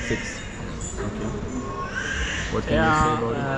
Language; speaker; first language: English; non-native, fluent; Russian